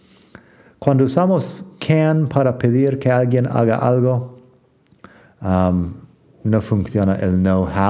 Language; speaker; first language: Spanish; non-native, fluent; English